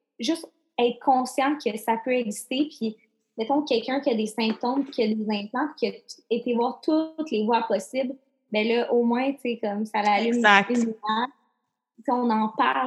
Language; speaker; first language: French; native; French